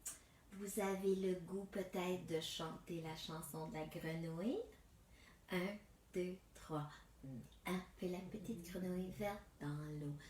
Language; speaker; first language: French; native; French